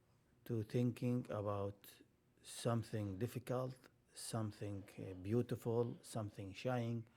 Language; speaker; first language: English; non-native, learner; Arabic